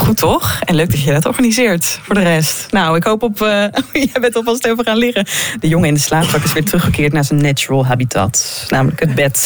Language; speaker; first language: Dutch; native; Dutch